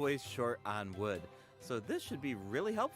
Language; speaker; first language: English; native; English